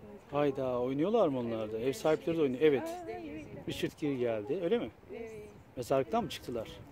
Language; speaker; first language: Turkish; native; Turkish